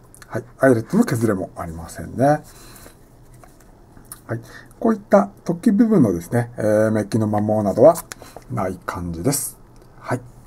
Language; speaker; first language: Japanese; native; Japanese